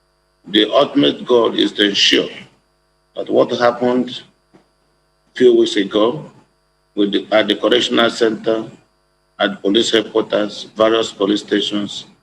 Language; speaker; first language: English; non-native, local second language; Igbo